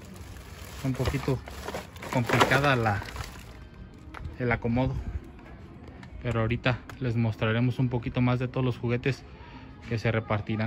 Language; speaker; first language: Spanish; native; Spanish